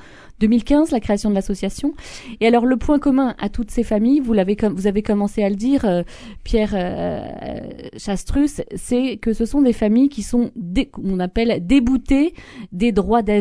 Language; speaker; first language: French; native; French